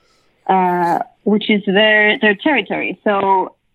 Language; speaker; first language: English; non-native, fluent; Spanish